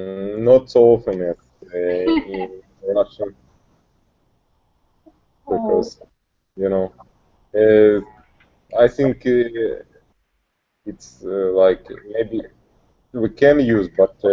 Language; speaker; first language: English; non-native, learner; Russian